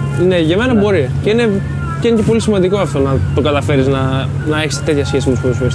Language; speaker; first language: Greek; native; Greek